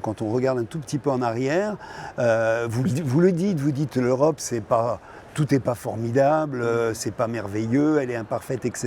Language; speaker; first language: French; native; French